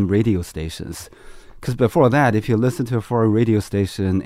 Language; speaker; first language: English; non-native, fluent; Chinese